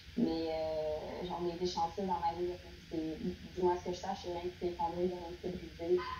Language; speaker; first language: French; native; French